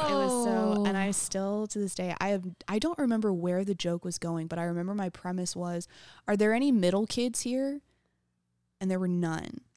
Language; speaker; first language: English; native; English